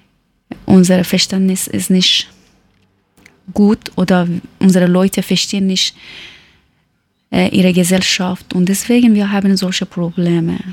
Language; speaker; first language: German; non-native, learner; Persian